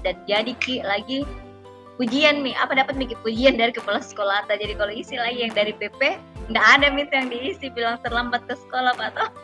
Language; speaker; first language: Indonesian; non-native, local second language; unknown